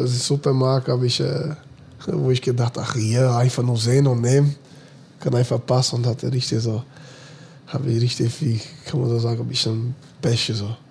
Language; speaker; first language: German; non-native, fluent; Portuguese